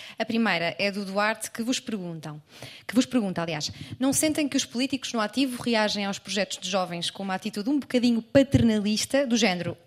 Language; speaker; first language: Portuguese; native; Portuguese